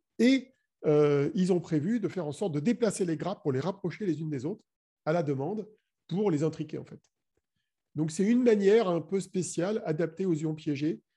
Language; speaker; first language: French; native; French